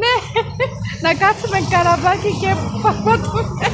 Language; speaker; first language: Greek; non-native, learner; Armenian